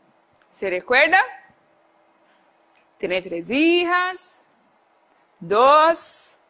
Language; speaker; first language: Spanish; non-native, fluent; Portuguese